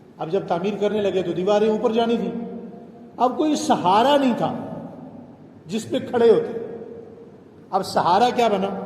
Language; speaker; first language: Urdu; non-native, local second language; Punjabi